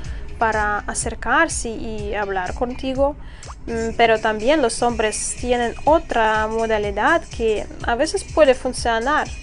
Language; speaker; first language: Spanish; non-native, fluent; Russian